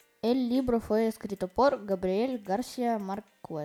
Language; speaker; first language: Spanish; non-native, learner; Russian